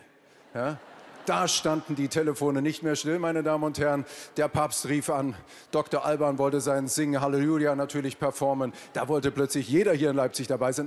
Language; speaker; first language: German; native; German